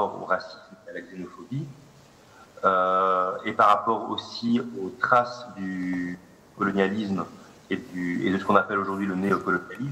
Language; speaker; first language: French; non-native, local second language; Arabic